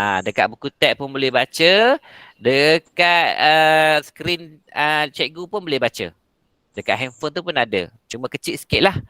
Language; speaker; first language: Malay; native; Malay